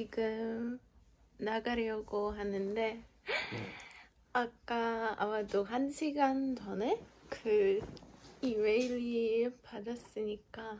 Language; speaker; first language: Korean; non-native, learner; Polish